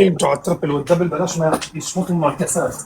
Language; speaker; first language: Arabic; native; Arabic